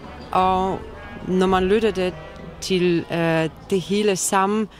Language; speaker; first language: Danish; non-native, fluent; Polish